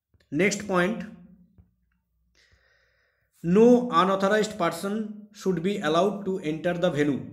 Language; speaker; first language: English; non-native, local second language; Bangla